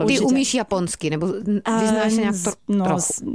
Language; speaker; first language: Czech; native; Czech